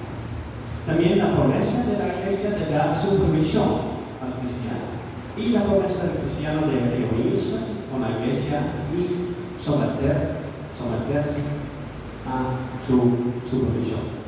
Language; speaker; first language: Spanish; non-native, fluent; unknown